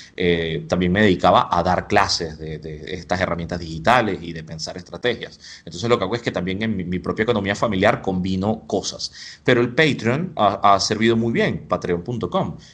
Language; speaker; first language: Spanish; native; Spanish